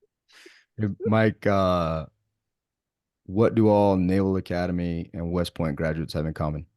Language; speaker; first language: English; native; English